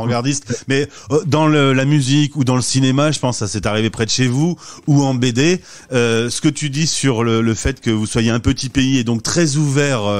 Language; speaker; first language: French; native; French